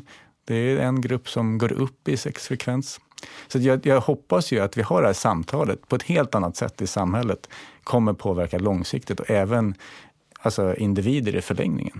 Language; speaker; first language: Swedish; native; Swedish